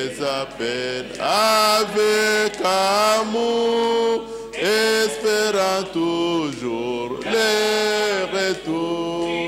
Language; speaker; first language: French; non-native, local second language; Lingala